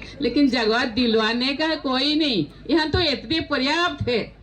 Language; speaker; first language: Hindi; non-native, local second language; Santali